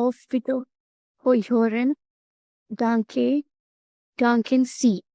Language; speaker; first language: German; non-native, learner; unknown